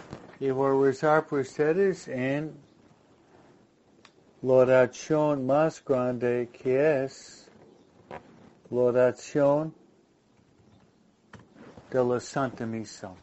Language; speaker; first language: Spanish; non-native, fluent; English